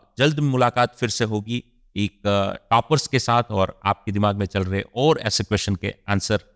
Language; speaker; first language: Hindi; non-native, local second language; Gujarati